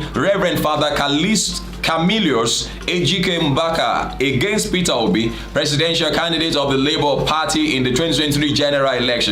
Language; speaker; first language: English; non-native, local second language; Yoruba